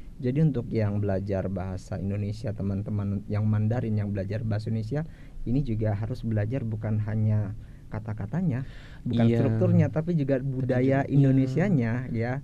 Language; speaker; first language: Indonesian; native; Indonesian